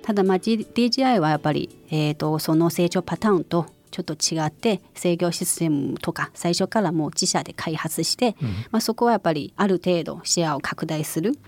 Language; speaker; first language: Japanese; non-native, fluent; Chinese